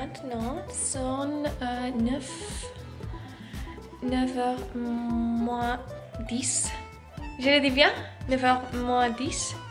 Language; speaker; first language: French; non-native, learner; Spanish